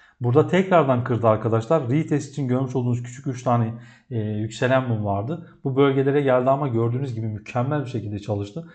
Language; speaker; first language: Turkish; native; Turkish